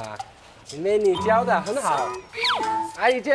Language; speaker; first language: Chinese; non-native, fluent; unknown